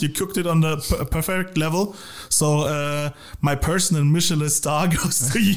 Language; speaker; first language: English; non-native, fluent; German